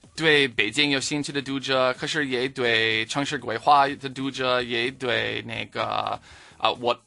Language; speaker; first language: Chinese; non-native, fluent; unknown